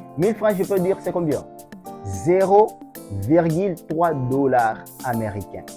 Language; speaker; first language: French; non-native, local second language; Swahili